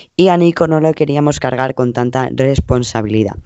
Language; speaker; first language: Spanish; non-native, local second language; Catalan